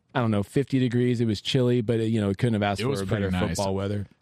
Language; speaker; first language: English; native; English